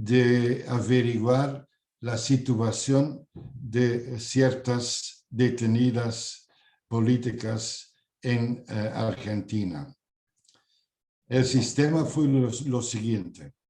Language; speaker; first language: Spanish; non-native, fluent; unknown